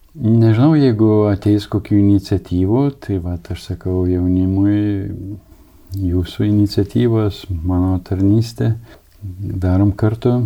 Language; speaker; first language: Lithuanian; native; Lithuanian